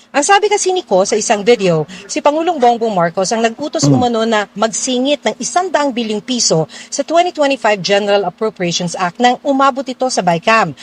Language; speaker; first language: Filipino; native; Filipino